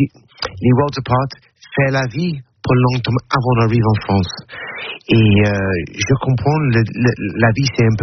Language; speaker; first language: French; non-native, learner; English